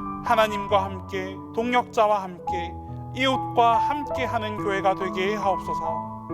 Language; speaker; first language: Korean; native; Korean